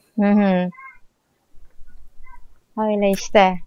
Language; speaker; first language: Turkish; non-native, learner; Indonesian